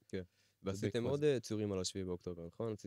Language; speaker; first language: Hebrew; native; Hebrew